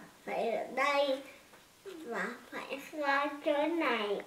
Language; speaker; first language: Vietnamese; early bilingual, heritage; Vietnamese